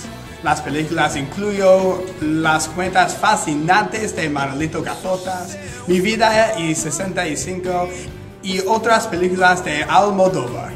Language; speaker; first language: Spanish; non-native, learner; English